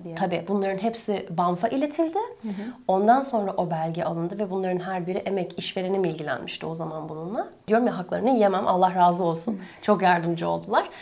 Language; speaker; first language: Turkish; native; Turkish